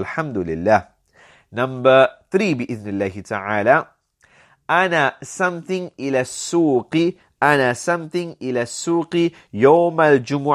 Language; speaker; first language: Arabic; non-native, fluent; English